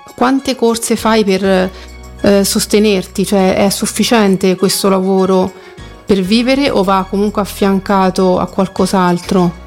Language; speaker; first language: Italian; native; Italian